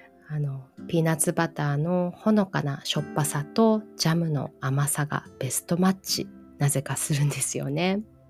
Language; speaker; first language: Japanese; early bilingual, heritage; Japanese